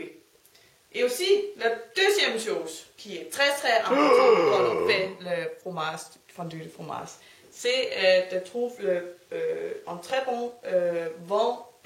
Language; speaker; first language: French; non-native, learner; Danish